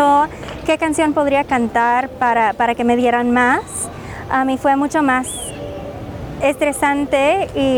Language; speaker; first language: Spanish; non-native, fluent; English